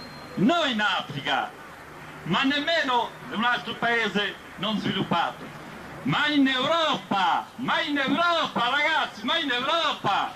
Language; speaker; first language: Italian; non-native, fluent; Albanian